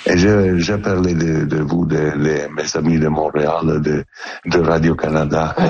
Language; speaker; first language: French; non-native, learner; Italian